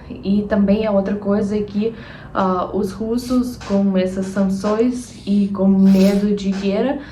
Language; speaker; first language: Portuguese; non-native, fluent; Russian